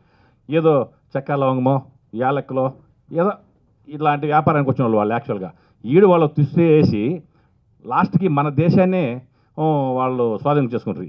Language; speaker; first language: Telugu; native; Telugu